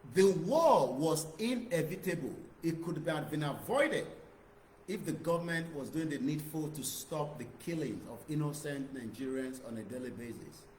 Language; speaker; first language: English; non-native, local second language; Yoruba